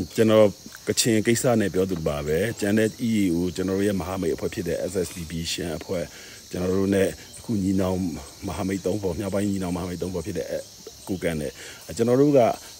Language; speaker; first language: Burmese; non-native, local second language; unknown